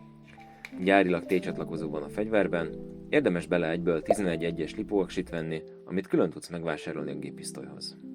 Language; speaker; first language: Hungarian; native; Hungarian